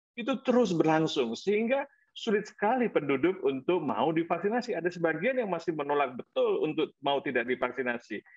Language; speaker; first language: Indonesian; native; Indonesian